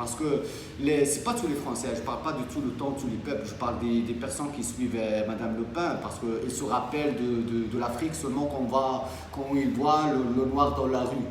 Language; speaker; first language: French; non-native, local second language; Arabic